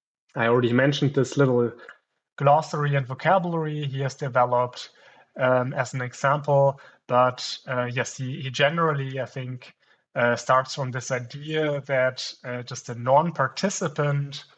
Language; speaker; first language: English; non-native, fluent; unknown